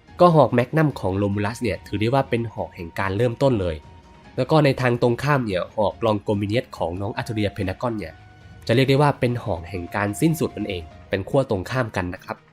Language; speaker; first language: Thai; native; Thai